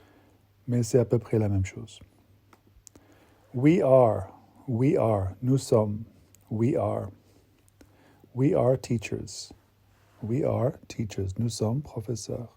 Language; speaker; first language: French; non-native, fluent; English